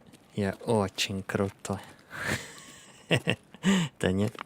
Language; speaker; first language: Russian; non-native, learner; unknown